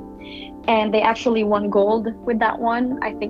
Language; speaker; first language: English; non-native, local second language; Filipino